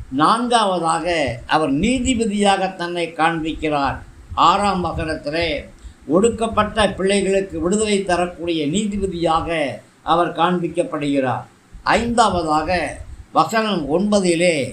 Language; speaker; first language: Tamil; native; Tamil